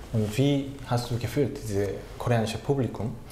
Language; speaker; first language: German; non-native, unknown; Korean